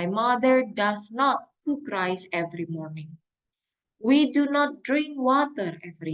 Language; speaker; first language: English; non-native, fluent; Indonesian